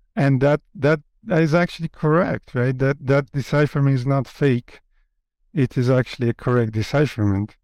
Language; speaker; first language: English; non-native, fluent; Polish